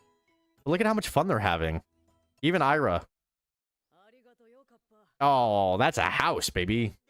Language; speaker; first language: English; native; English